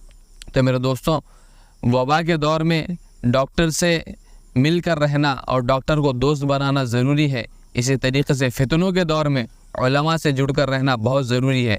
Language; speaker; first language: Urdu; native; Urdu